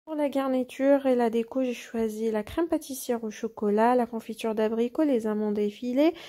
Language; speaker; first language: French; non-native, local second language; Arabic